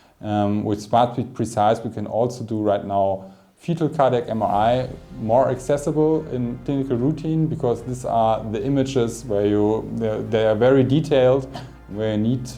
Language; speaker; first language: English; non-native, fluent; German